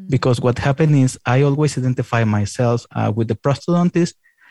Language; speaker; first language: English; non-native, fluent; Spanish